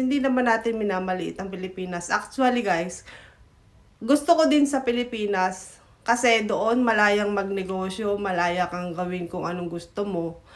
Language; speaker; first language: Filipino; native; Filipino